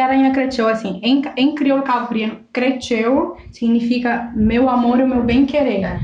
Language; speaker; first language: Portuguese; non-native, local second language; Kabuverdianu